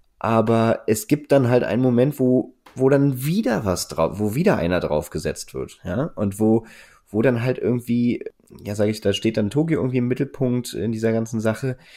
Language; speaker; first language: German; native; German